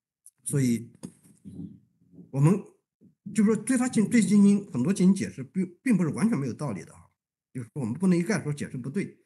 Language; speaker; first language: Chinese; native; Chinese